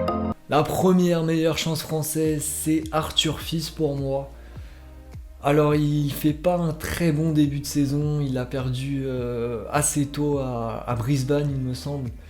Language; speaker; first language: French; native; French